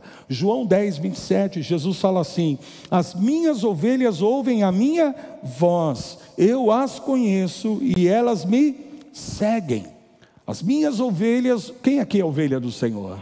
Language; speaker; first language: Portuguese; native; Portuguese